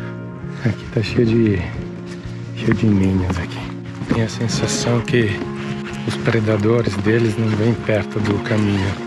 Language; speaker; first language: Portuguese; non-native, fluent; Italian